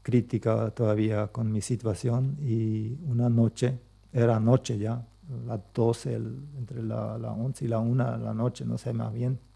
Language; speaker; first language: Spanish; non-native, local second language; Plautdietsch